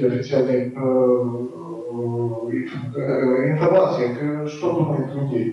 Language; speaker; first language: Russian; non-native, fluent; Bulgarian